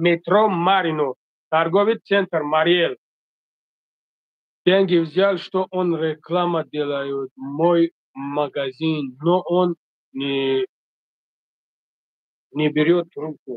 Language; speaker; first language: Russian; non-native, fluent; Tajik